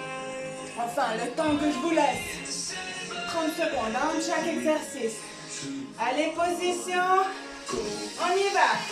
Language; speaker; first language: French; native; French